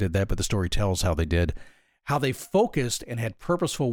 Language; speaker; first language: English; native; English